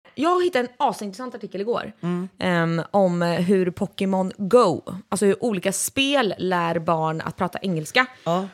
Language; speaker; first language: Swedish; native; Swedish